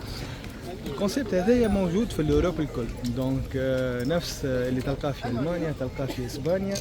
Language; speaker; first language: Arabic; native; Arabic